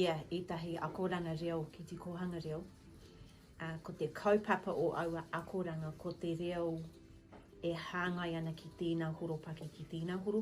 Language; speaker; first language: Māori; non-native, local second language; English